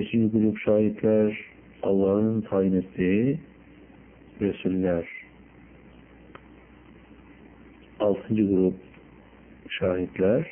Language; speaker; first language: Turkish; native; Turkish